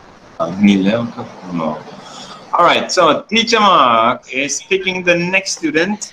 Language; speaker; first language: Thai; non-native, learner; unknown